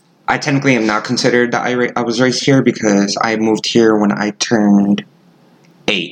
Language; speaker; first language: English; native; English